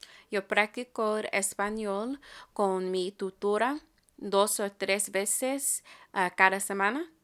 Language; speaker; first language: Spanish; non-native, learner; English